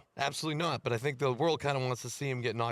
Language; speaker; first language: English; native; English